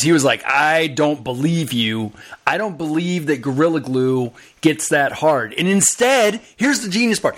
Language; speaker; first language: English; native; English